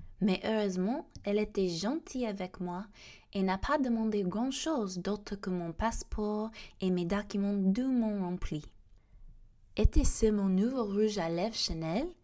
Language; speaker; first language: French; non-native, fluent; English